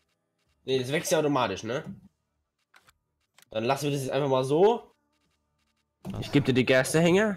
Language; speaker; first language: German; native; German